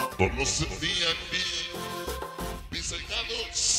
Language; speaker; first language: Spanish; native; Spanish